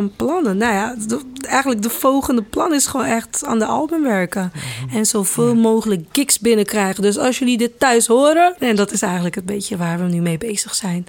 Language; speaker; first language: Dutch; non-native, fluent; Kabuverdianu